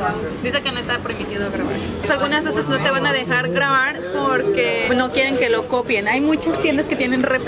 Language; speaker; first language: Spanish; native; Spanish